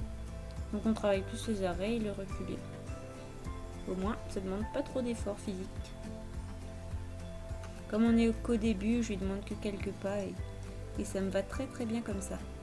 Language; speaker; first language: French; native; French